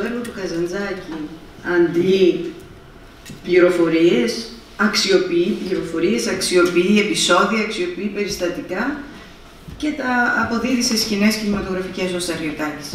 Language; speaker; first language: Greek; native; Greek